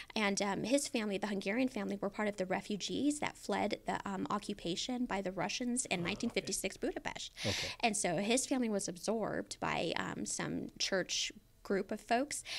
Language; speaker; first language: English; native; English